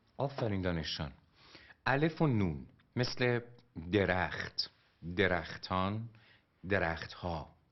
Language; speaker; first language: Persian; native; Persian